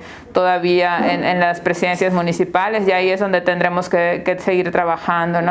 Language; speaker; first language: Spanish; native; Spanish